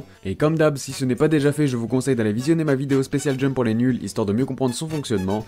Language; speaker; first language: French; native; French